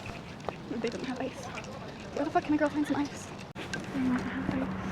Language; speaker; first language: English; native; English